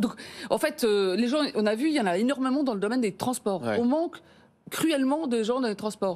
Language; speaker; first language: French; native; French